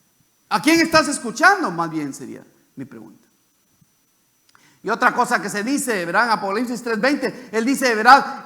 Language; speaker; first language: Spanish; native; Spanish